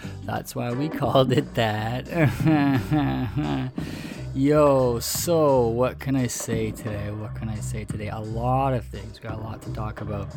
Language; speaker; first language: English; native; English